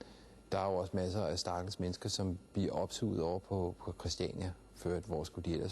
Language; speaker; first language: Danish; native; Danish